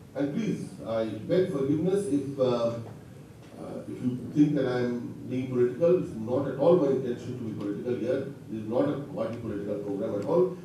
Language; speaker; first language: English; non-native, local second language; Bangla